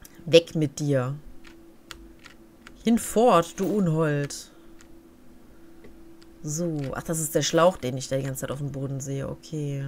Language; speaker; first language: German; native; German